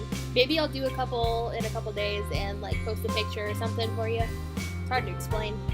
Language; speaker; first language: English; native; English